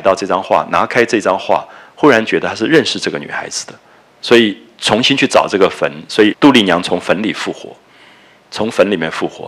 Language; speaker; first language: Chinese; native; Chinese